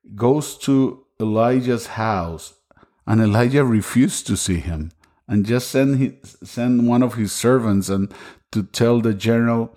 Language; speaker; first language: English; non-native, fluent; Spanish